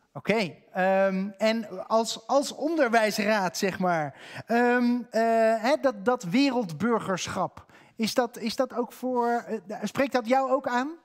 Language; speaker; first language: Dutch; native; Dutch